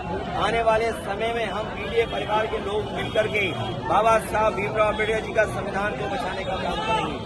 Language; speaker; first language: Hindi; native; Hindi